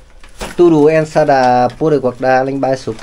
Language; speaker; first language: Portuguese; non-native, learner; Vietnamese